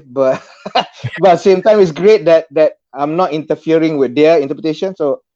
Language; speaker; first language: English; non-native, local second language; Malay